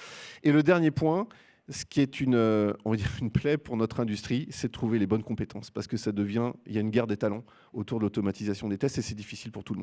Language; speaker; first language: French; native; French